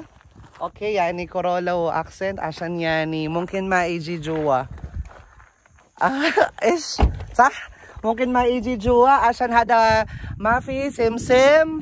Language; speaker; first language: Arabic; non-native, learner; Filipino